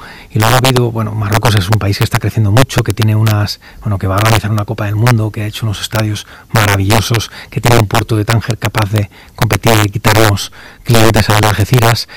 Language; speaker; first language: Spanish; native; Spanish